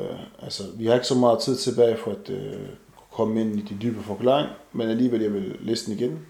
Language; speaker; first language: Danish; non-native, fluent; Arabic